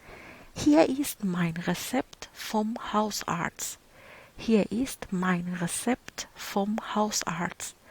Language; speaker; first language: German; non-native, fluent; Persian